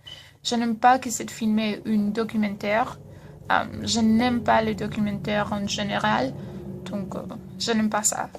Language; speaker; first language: French; non-native, learner; Spanish